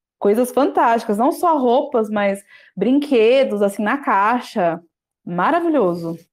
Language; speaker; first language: Portuguese; native; Portuguese